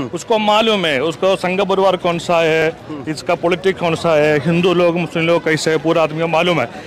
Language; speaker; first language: Hindi; non-native, local second language; Malayalam